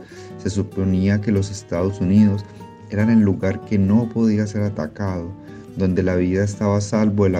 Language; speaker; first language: Spanish; native; Spanish